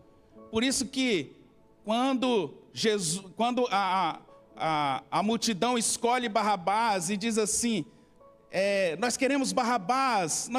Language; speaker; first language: Portuguese; native; Portuguese